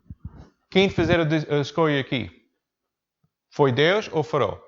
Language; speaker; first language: Portuguese; non-native, learner; English